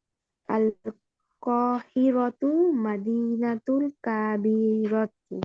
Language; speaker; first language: Arabic; non-native, learner; Bangla